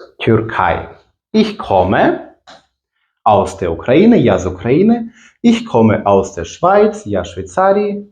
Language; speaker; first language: German; non-native, fluent; Ukrainian